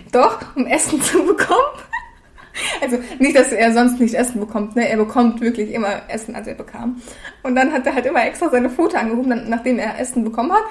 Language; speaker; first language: German; early bilingual, other home language; Russian